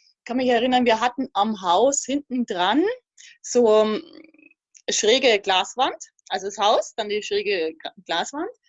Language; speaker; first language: German; native; German